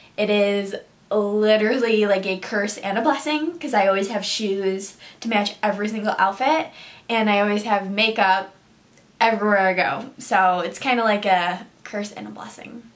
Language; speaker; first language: English; native; English